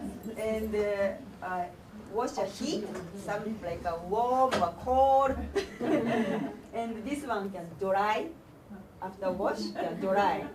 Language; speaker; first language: English; non-native, learner; Japanese